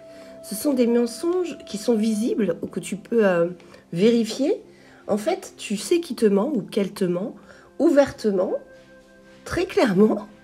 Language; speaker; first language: French; native; French